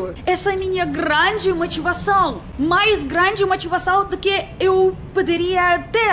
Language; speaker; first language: Portuguese; non-native, learner; Russian